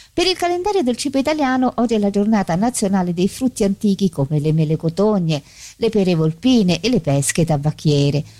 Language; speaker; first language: Italian; native; Italian